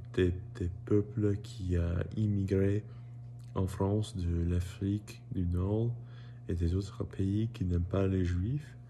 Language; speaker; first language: French; non-native, learner; English